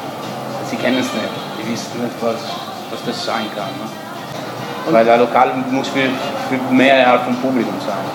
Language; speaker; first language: German; non-native, fluent; Italian